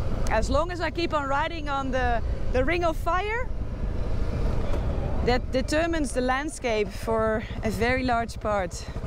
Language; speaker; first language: English; non-native, fluent; Dutch